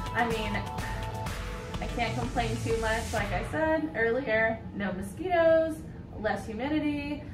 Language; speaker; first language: English; native; English